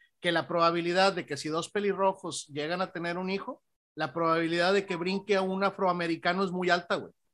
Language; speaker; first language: Spanish; native; Spanish